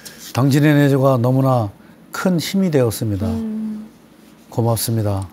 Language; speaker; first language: Korean; native; Korean